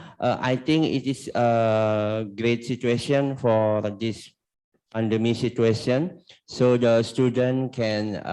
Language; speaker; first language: English; non-native, learner; Indonesian